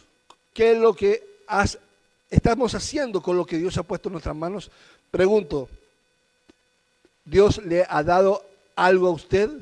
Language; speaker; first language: Spanish; native; Spanish